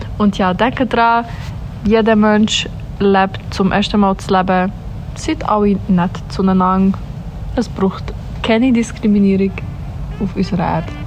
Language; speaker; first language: German; early bilingual, other home language; Swiss German